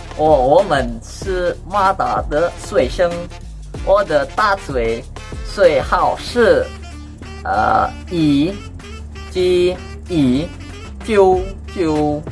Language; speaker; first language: Chinese; non-native, learner; Malay